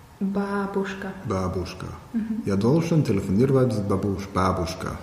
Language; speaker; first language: Russian; non-native, learner; German